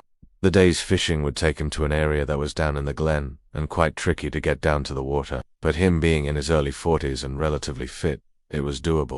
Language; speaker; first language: English; native; English